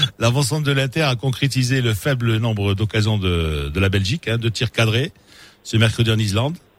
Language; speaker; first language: French; non-native, local second language; Arabic